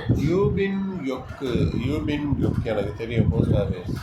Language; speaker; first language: Japanese; non-native, learner; Tamil